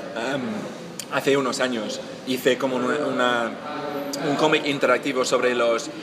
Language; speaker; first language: Spanish; non-native, fluent; English